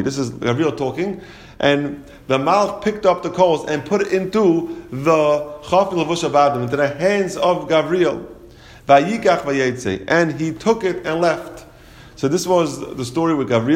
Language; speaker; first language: English; native; English